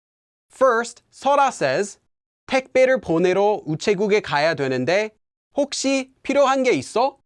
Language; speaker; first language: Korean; non-native, fluent; English